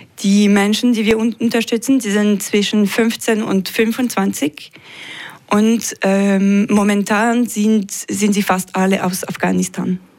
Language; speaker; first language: German; non-native, local second language; French